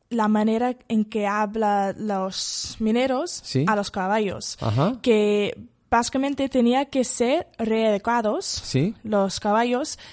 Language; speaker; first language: Spanish; non-native, fluent; English